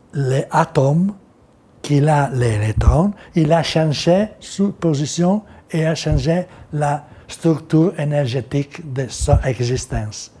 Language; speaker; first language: French; non-native, learner; Italian